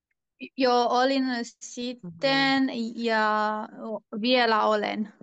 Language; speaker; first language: Finnish; non-native, learner; Turkish